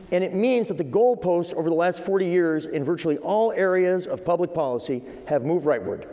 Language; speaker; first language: English; native; English